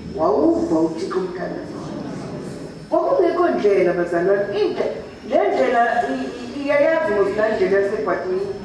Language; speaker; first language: Zulu; non-native, local second language; Xhosa